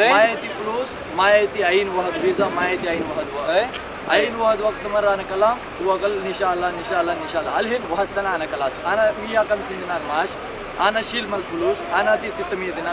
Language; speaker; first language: Arabic; non-native, learner; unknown